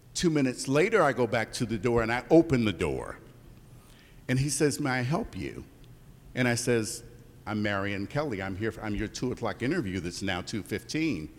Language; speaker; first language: English; native; English